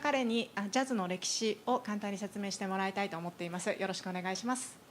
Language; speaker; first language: Japanese; native; Japanese